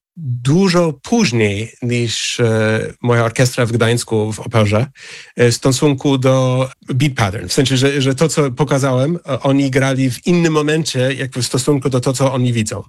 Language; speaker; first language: Polish; non-native, fluent; English